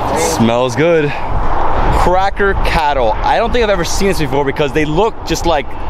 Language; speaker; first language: English; native; English